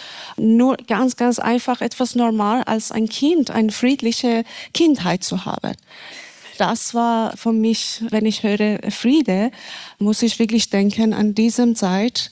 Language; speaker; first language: German; non-native, learner; Persian